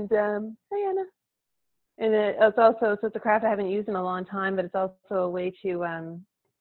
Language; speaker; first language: English; native; English